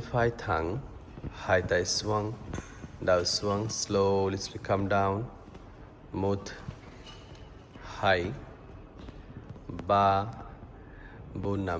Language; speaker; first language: Vietnamese; non-native, learner; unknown